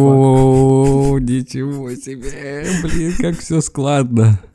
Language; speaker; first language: Russian; native; Russian